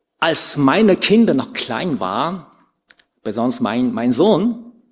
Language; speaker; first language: German; non-native, fluent; Chinese